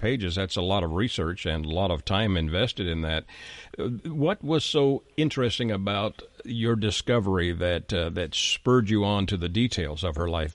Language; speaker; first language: English; native; English